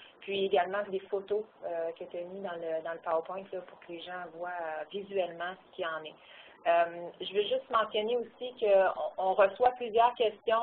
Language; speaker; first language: French; native; French